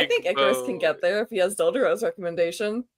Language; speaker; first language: English; native; English